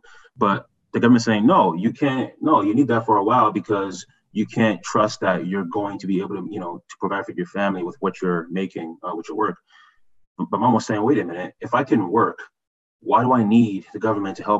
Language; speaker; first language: English; early bilingual, other home language; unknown